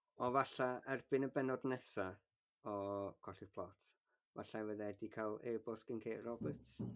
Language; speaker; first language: Welsh; native; Welsh